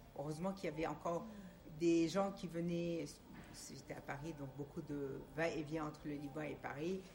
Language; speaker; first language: French; non-native, local second language; Armenian